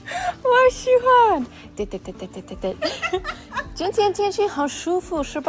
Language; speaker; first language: Chinese; non-native, learner; English